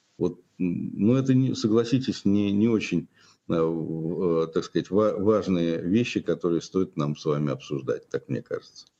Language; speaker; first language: Russian; native; Russian